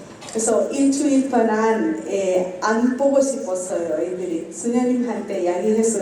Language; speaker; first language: Korean; non-native, learner; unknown